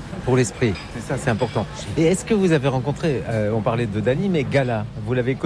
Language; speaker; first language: French; native; French